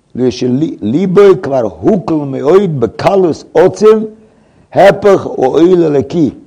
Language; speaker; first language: Hebrew; non-native, fluent; English